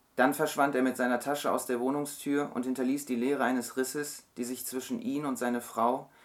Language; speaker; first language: German; early bilingual, other home language; Turkish